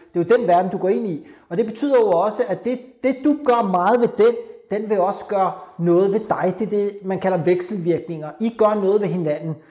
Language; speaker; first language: Danish; early bilingual, other home language; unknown